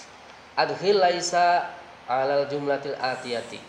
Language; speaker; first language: Arabic; non-native, fluent; Indonesian